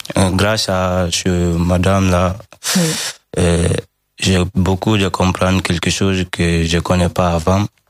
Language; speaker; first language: French; non-native, learner; Fula